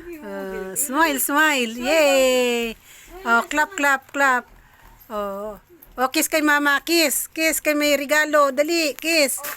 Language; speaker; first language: Filipino; native; Filipino